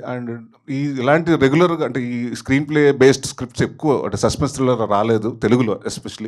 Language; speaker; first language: Telugu; native; Telugu